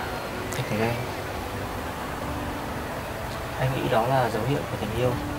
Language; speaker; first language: Vietnamese; native; Vietnamese